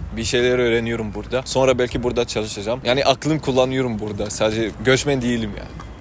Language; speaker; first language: Turkish; non-native, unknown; Arabic